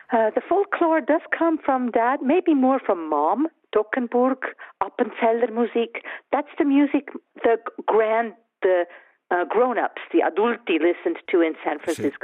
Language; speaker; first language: English; early bilingual, other home language; German